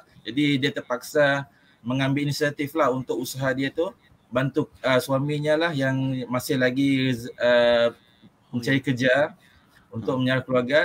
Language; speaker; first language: Malay; native; Malay